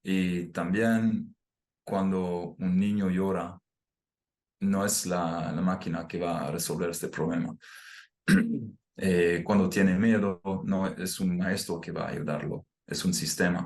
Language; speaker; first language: Spanish; non-native, fluent; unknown